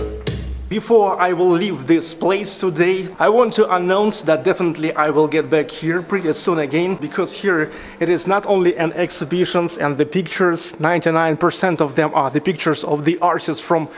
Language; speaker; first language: English; non-native, fluent; Russian